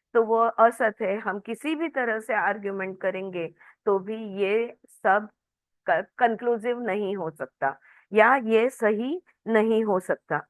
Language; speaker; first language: Hindi; non-native, local second language; Marathi